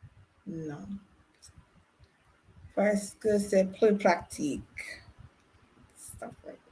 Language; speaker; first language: French; non-native, learner; English